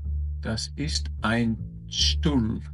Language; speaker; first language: German; non-native, fluent; English